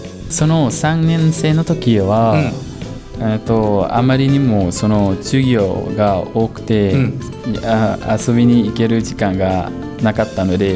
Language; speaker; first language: Japanese; non-native, fluent; Lao